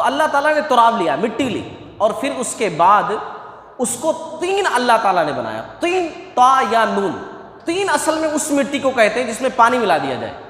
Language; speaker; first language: Urdu; native; Urdu